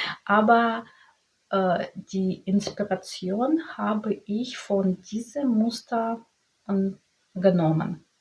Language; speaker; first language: German; non-native, learner; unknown